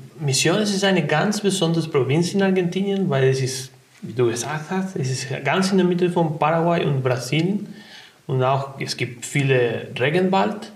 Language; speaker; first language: German; non-native, learner; Spanish